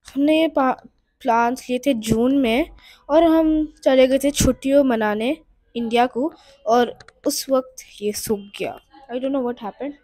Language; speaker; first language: Hindi; non-native, local second language; Urdu